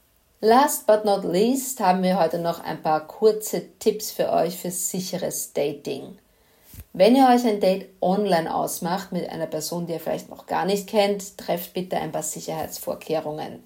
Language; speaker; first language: German; native; German